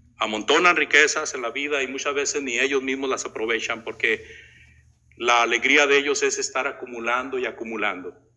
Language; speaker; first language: Spanish; native; Spanish